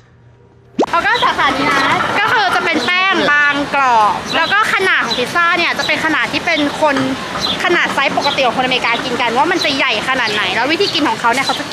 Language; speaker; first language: Thai; native; Thai